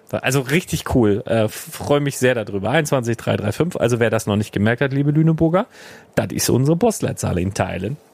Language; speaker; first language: German; native; German